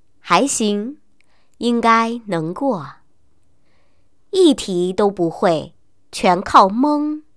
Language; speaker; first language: Chinese; native; Chinese